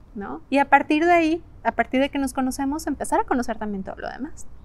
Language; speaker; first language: Spanish; native; Spanish